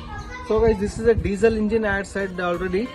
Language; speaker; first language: English; non-native, local second language; Kannada